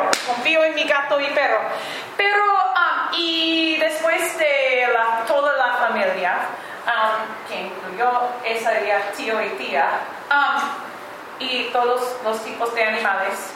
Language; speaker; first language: Spanish; non-native, fluent; English